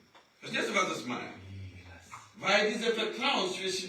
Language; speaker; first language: German; non-native, learner; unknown